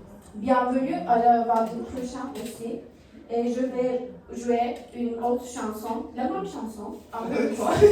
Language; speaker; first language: French; non-native, learner; Turkish